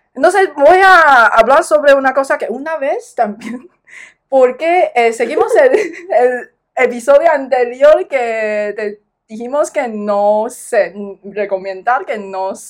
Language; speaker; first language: Spanish; non-native, learner; Chinese